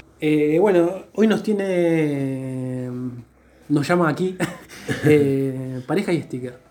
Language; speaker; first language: Spanish; native; Spanish